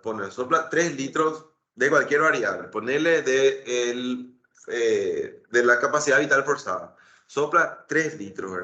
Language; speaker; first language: Spanish; native; Spanish